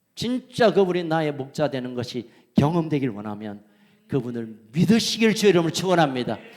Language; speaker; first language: Korean; native; Korean